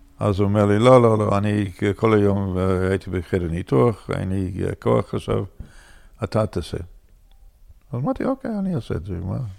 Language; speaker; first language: Hebrew; non-native, fluent; English